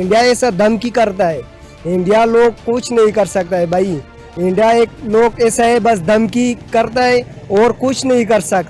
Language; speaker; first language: Hindi; non-native, local second language; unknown